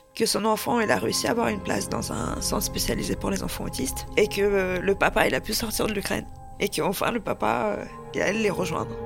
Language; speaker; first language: French; early bilingual, other home language; Russian